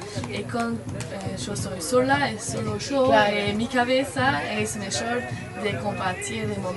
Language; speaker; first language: Spanish; non-native, learner; French